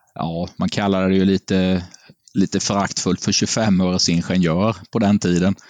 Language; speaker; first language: Swedish; native; Swedish